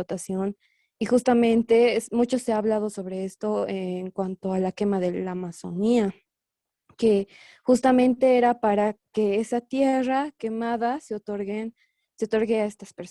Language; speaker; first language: Spanish; native; Spanish